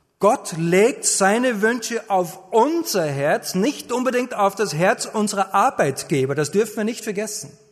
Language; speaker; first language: German; native; German